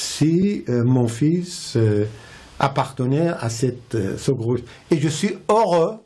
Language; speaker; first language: French; non-native, fluent; Persian